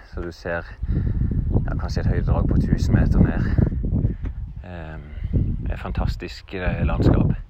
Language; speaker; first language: Norwegian; native; Norwegian